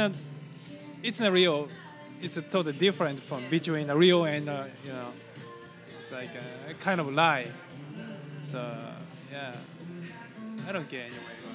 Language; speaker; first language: English; non-native, learner; Japanese